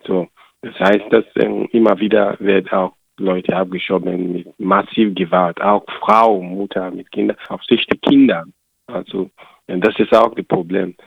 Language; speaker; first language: German; non-native, learner; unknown